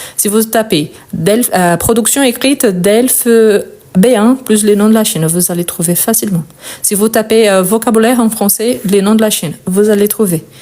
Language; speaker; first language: French; non-native, fluent; Portuguese